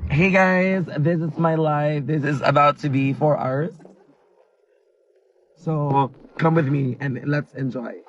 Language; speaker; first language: English; non-native, local second language; Cebuano